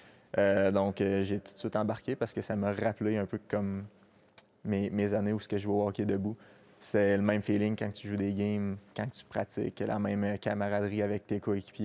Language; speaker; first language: French; native; French